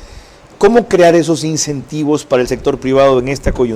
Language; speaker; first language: Spanish; native; Spanish